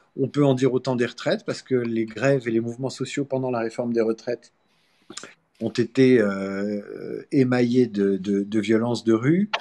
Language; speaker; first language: French; native; French